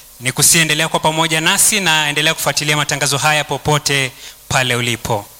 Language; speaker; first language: Swahili; native; Swahili